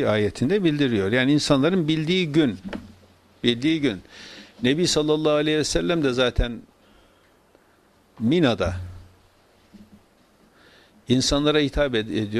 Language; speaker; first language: Turkish; native; Turkish